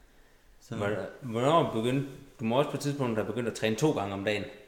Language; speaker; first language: Danish; native; Danish